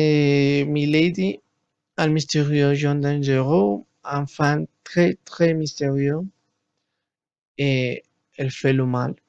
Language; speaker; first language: French; non-native, learner; Spanish